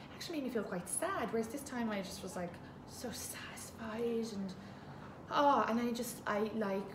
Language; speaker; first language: English; native; English